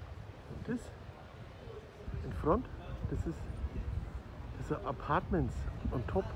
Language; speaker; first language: English; non-native, learner; German